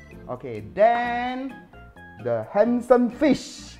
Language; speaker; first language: English; non-native, local second language; Chinese